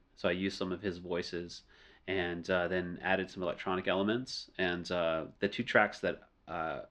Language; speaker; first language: English; native; English